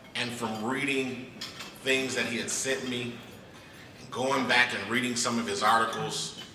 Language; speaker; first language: English; native; English